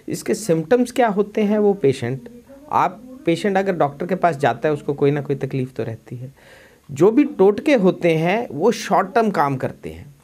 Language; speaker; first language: Hindi; non-native, local second language; Punjabi